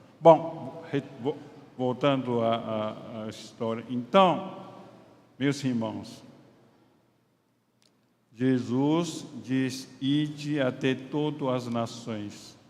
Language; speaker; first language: Portuguese; non-native, fluent; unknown